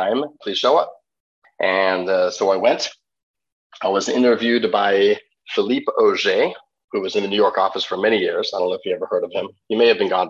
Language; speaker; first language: English; native; English